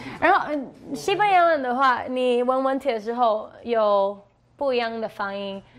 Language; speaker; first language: Chinese; non-native, learner; Spanish